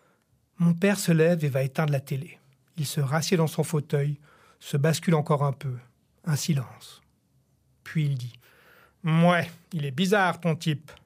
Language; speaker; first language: French; native; French